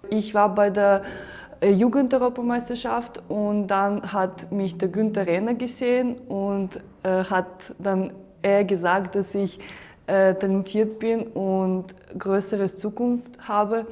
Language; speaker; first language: German; non-native, fluent; Russian